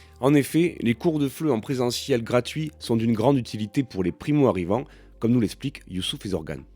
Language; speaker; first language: French; native; French